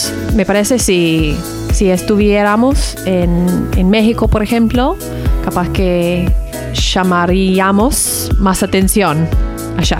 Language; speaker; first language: Spanish; non-native, learner; English